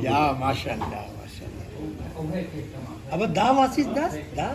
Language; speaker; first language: German; non-native, learner; Urdu